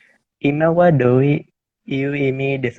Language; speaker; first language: Japanese; non-native, learner; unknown